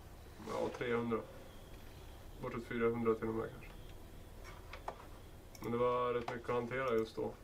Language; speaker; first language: Swedish; native; Swedish